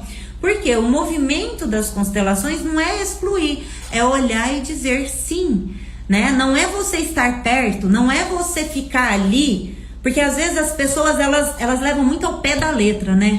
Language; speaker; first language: Portuguese; native; Portuguese